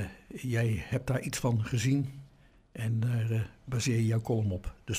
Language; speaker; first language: Dutch; native; Dutch